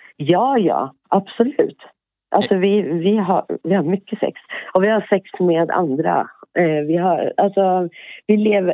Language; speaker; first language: Swedish; native; Swedish